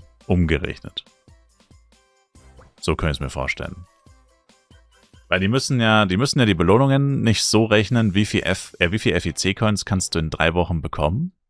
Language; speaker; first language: German; native; German